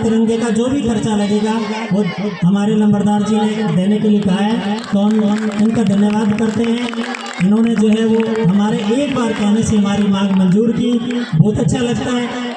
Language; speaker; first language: Hindi; native; Hindi